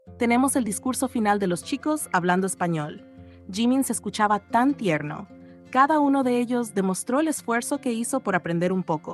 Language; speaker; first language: Spanish; native; Spanish